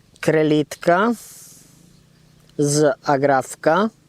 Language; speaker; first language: Polish; non-native, learner; Italian